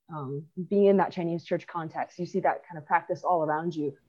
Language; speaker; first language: English; early bilingual, other home language; Chinese